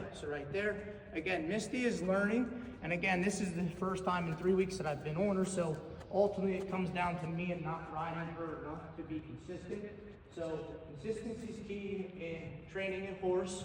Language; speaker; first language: English; native; English